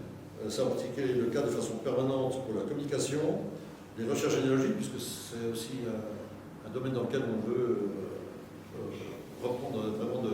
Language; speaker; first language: French; native; French